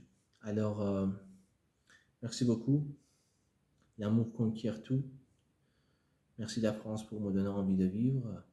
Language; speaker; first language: French; non-native, fluent; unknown